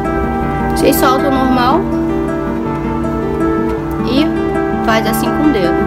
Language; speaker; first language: Portuguese; native; Portuguese